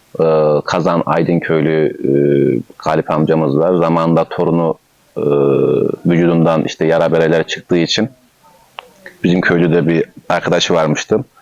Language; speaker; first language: Turkish; native; Turkish